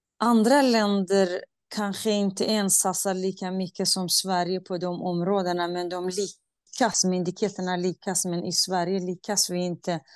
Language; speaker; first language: Swedish; non-native, fluent; Central Kurdish